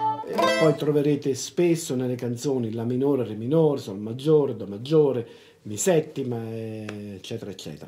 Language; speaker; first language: Italian; native; Italian